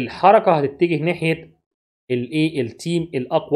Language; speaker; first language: Arabic; native; Arabic